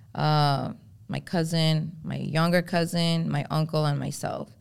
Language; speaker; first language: English; early bilingual, other home language; Spanish